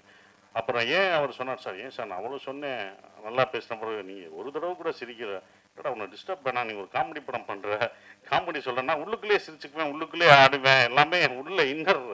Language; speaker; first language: Tamil; native; Tamil